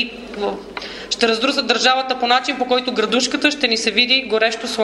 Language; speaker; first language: Bulgarian; native; Bulgarian